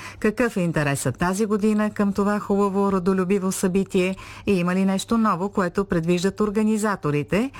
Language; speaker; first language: Bulgarian; native; Bulgarian